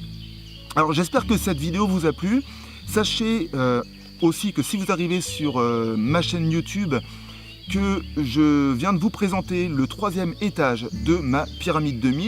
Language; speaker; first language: French; native; French